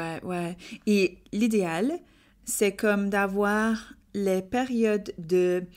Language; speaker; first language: French; non-native, learner; English